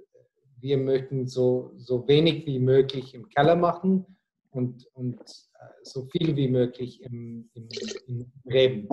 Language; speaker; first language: German; non-native, fluent; Afrikaans